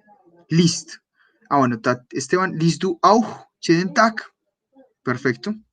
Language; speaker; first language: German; non-native, fluent; Spanish